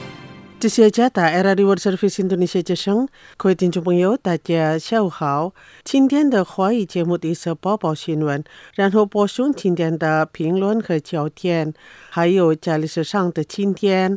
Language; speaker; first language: Chinese; non-native, fluent; Indonesian